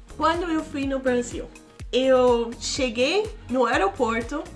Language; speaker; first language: Portuguese; non-native, fluent; English